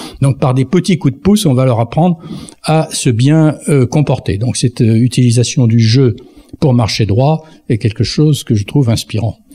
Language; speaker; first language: French; native; French